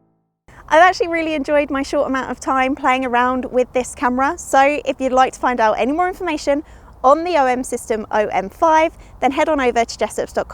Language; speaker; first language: English; native; English